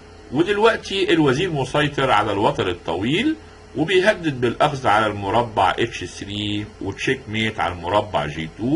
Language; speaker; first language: Arabic; native; Arabic